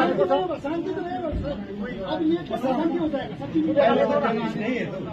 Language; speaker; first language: Hindi; non-native, local second language; Nepali